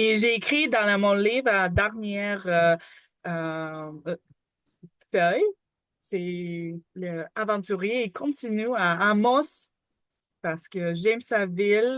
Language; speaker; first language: French; non-native, learner; Ukrainian